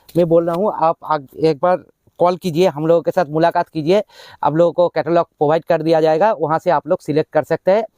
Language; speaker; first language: Hindi; non-native, local second language; Bangla